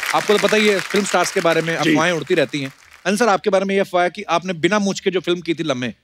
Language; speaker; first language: Hindi; native; Hindi